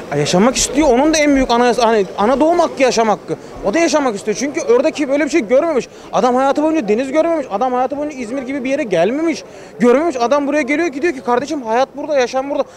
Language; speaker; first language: Turkish; native; Turkish